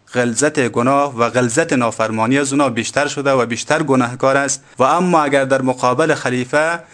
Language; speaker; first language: Persian; native; Persian